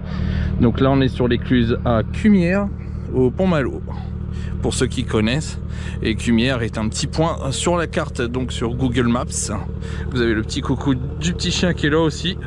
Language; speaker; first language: French; native; French